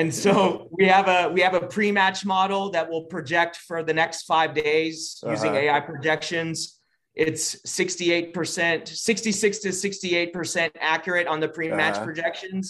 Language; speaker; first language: English; native; English